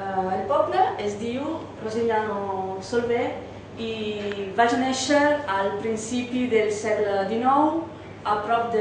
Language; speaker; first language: Catalan; non-native, learner; Italian